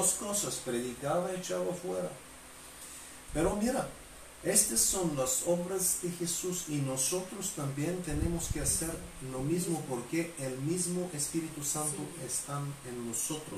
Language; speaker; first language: Spanish; non-native, fluent; Bulgarian